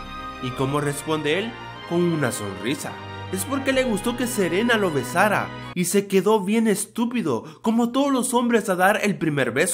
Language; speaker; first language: Spanish; native; Spanish